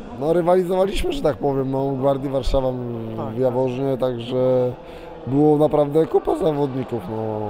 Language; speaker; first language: Polish; native; Polish